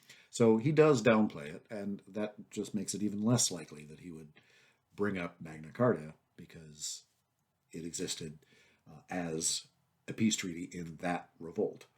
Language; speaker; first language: English; native; English